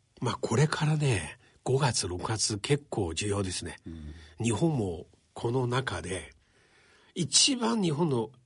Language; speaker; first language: Japanese; non-native, fluent; Chinese